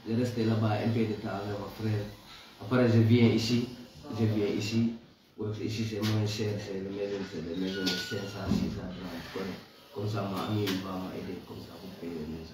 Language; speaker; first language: French; non-native, learner; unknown